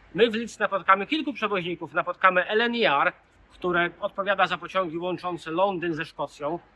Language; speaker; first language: Polish; native; Polish